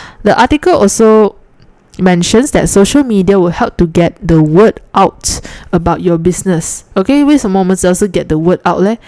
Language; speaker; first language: English; non-native, local second language; Chinese